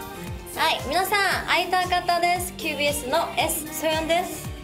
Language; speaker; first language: Japanese; non-native, learner; Korean